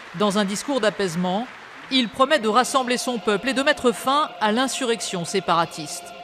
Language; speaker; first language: French; native; French